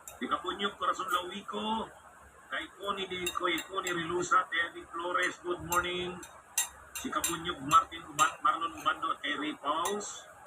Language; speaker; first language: Filipino; non-native, local second language; Bikol